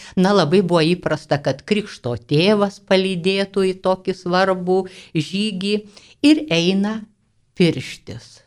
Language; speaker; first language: Lithuanian; native; Lithuanian